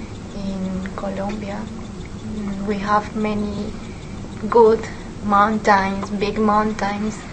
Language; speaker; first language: English; non-native, learner; Spanish